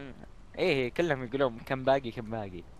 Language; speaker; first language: Arabic; native; Arabic